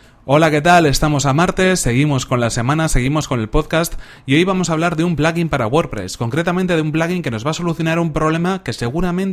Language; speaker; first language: Spanish; native; Spanish